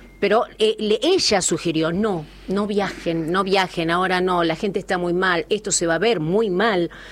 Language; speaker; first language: Spanish; native; Spanish